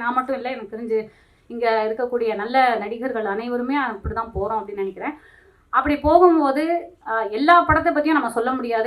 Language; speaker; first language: Tamil; native; Tamil